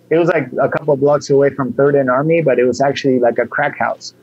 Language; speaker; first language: English; non-native, fluent; Spanish